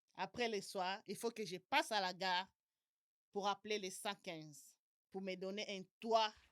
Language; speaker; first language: French; non-native, local second language; Lingala